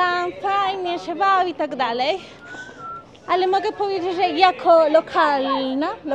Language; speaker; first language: Polish; non-native, learner; Spanish